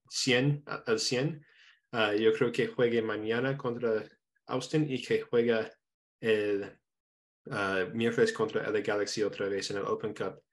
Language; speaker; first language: Spanish; non-native, fluent; English